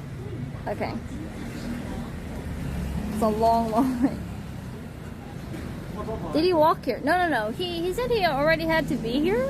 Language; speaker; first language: English; non-native, fluent; Korean